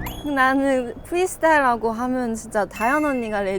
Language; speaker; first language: Korean; non-native, fluent; Chinese